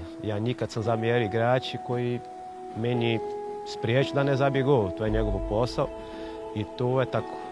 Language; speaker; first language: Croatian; non-native, fluent; Portuguese